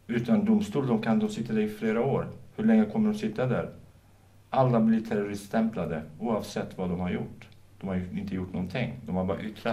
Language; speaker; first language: Swedish; non-native, fluent; Kurdish